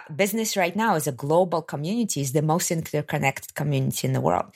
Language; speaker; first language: English; non-native, fluent; Kazakh